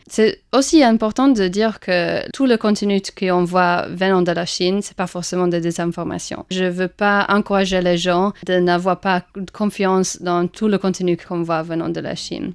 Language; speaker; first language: French; non-native, fluent; English